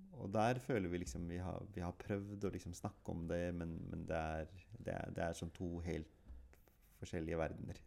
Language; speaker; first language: Norwegian; early bilingual, other home language; Urdu